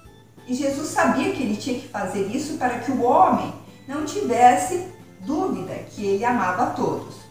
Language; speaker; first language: Portuguese; native; Portuguese